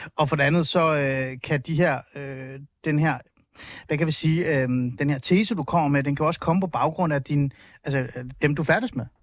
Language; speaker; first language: Danish; early bilingual, other home language; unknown